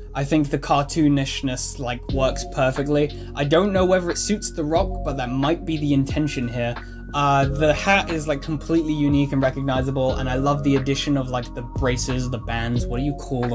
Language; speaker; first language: English; native; English